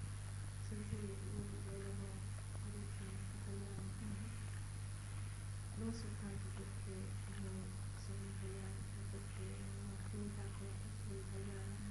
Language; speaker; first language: Italian; early bilingual, heritage; Italian